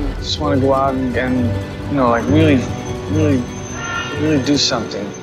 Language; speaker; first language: English; non-native, fluent; Bulgarian